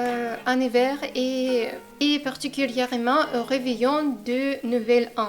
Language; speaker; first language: French; non-native, fluent; Russian